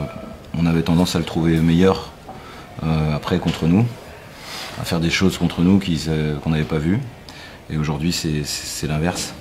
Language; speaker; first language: French; native; French